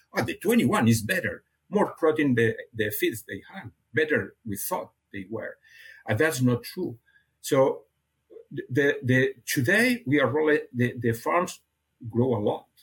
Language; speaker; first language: English; non-native, fluent; Catalan